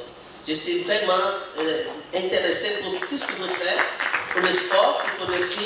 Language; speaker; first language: French; non-native, learner; Portuguese